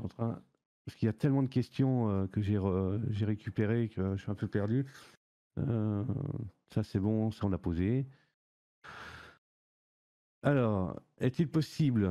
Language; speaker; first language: French; native; French